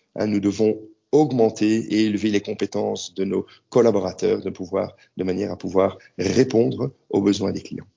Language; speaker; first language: French; native; French